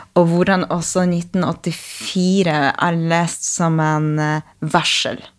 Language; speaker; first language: Norwegian; non-native, fluent; Polish